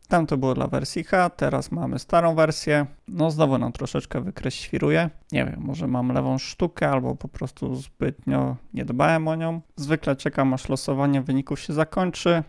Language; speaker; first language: Polish; native; Polish